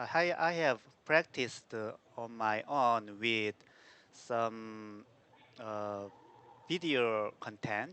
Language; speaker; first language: English; non-native, learner; Korean